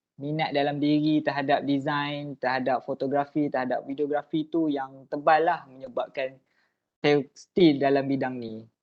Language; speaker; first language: Malay; native; Malay